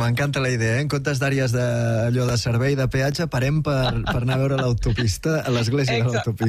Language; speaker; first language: Catalan; native; Catalan